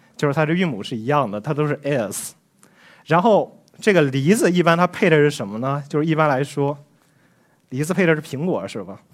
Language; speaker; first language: Chinese; native; Chinese